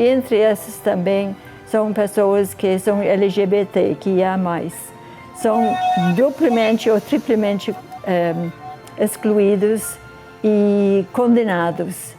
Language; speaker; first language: Portuguese; non-native, fluent; English